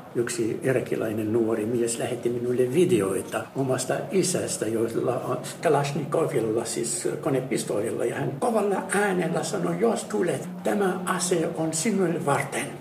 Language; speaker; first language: Finnish; non-native, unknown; Arabic